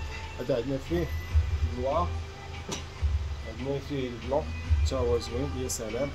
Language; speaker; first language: Arabic; native; Arabic